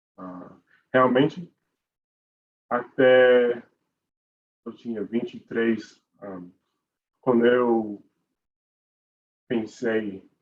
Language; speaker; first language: Portuguese; non-native, learner; English